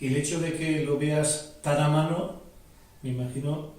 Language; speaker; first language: Spanish; native; Spanish